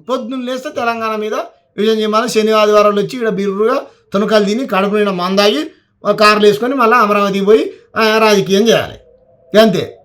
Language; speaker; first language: Telugu; native; Telugu